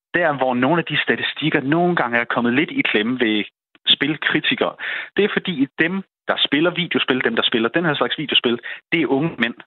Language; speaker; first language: Danish; native; Danish